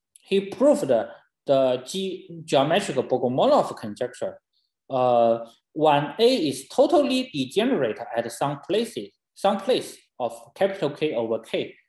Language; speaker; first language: English; non-native, fluent; Chinese